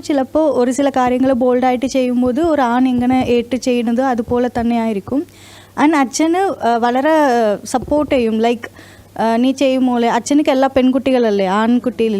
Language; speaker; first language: Malayalam; non-native, fluent; Tamil